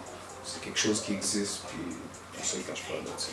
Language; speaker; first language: French; native; French